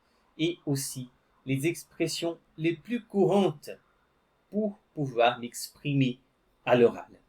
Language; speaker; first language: French; non-native, fluent; Portuguese